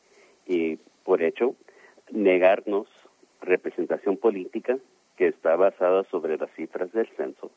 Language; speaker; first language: Spanish; early bilingual, heritage; Spanish